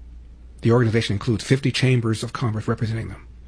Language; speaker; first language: English; native; English